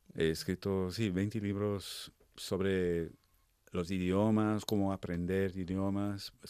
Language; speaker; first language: Spanish; non-native, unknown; English